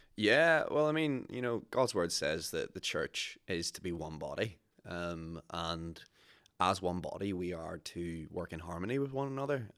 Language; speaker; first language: English; native; English